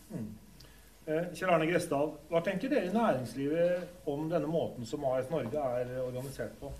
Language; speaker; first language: Norwegian; native; Norwegian